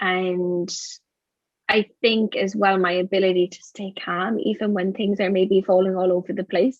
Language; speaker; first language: English; native; English